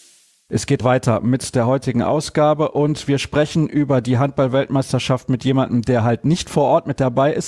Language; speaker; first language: German; native; German